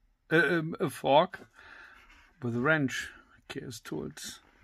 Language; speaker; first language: English; non-native, learner; German